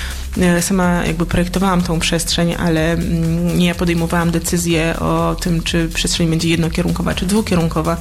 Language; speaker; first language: Polish; native; Polish